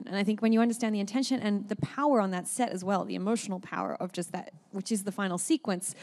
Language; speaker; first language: English; native; English